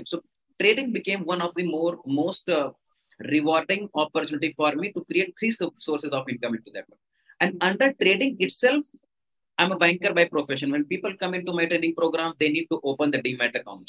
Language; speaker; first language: English; non-native, local second language; Hindi